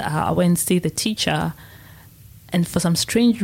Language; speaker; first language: English; non-native, local second language; Meru